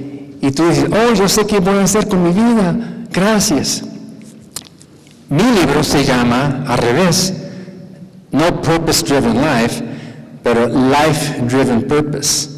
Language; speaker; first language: Spanish; non-native, fluent; English